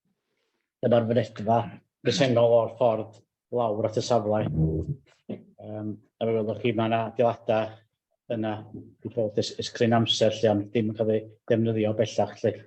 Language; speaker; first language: Welsh; native; Welsh